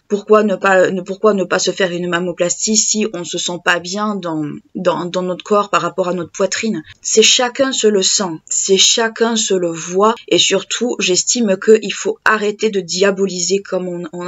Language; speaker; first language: French; native; French